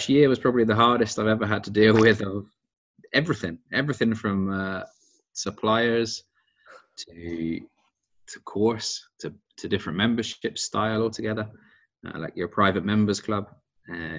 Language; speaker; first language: English; native; English